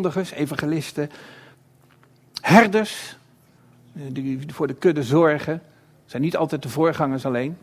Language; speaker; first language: Dutch; native; Dutch